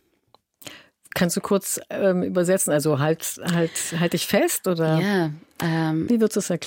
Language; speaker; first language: German; native; German